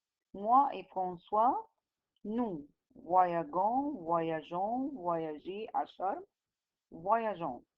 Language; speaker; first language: French; non-native, fluent; Arabic